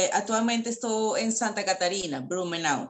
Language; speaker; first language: Portuguese; non-native, fluent; Spanish